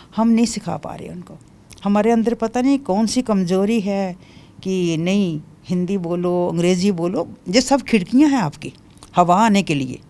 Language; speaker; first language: Hindi; non-native, local second language; Dogri